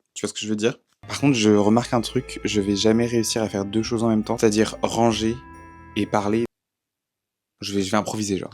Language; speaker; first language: French; native; French